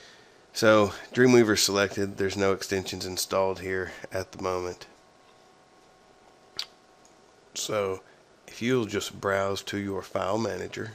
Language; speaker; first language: English; native; English